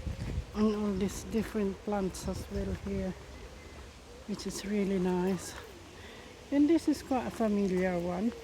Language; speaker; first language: English; non-native, fluent; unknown